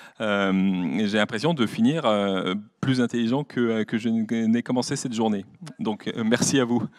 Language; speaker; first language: French; native; French